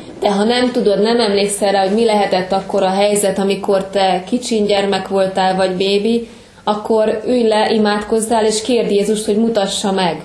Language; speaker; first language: Hungarian; native; Hungarian